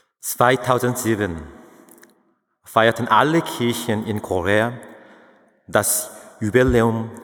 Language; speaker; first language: German; non-native, fluent; Korean